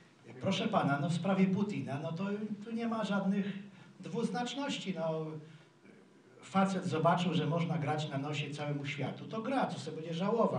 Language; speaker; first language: Polish; native; Polish